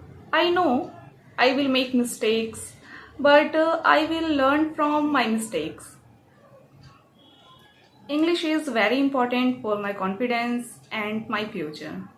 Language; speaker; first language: English; non-native, learner; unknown